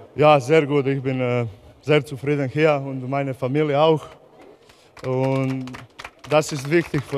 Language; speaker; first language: German; non-native, learner; Croatian